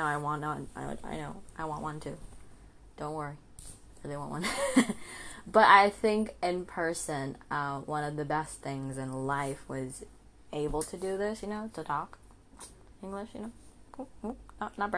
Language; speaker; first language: English; non-native, fluent; Indonesian